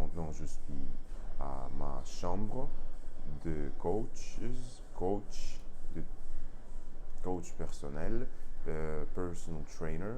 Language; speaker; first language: French; non-native, learner; Russian